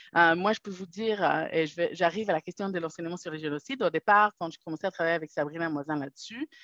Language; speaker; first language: French; non-native, fluent; Hebrew